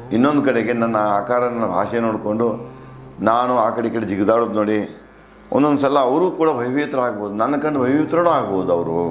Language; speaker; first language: Kannada; native; Kannada